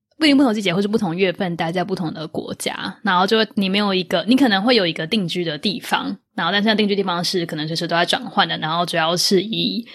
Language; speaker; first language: Chinese; native; Chinese